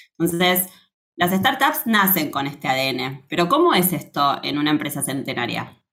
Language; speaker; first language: Spanish; native; Spanish